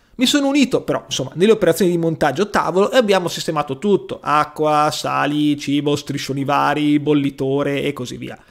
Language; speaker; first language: Italian; native; Italian